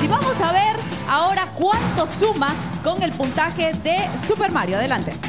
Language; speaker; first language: Spanish; native; Spanish